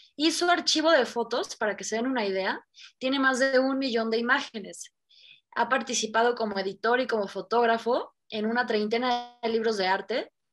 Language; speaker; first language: Spanish; native; Spanish